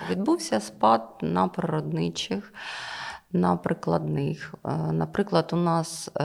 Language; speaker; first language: Ukrainian; non-native, local second language; Russian